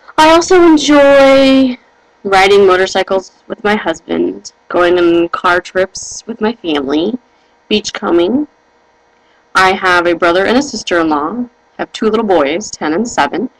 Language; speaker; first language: English; native; English